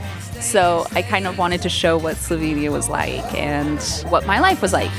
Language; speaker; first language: English; native; English